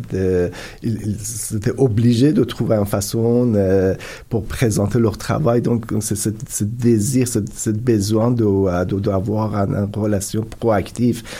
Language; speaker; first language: French; non-native, fluent; Persian